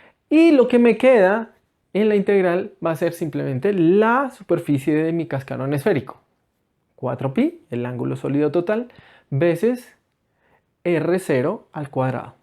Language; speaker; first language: Spanish; native; Spanish